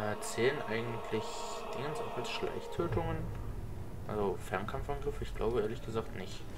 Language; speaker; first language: German; native; German